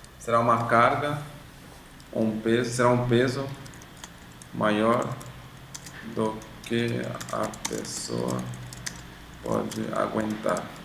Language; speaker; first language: Portuguese; native; Portuguese